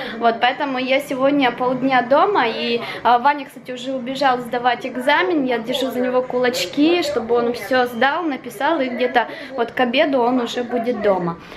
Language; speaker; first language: Russian; early bilingual, heritage; Russian